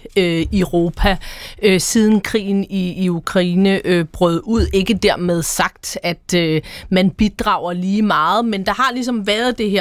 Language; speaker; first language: Danish; native; Danish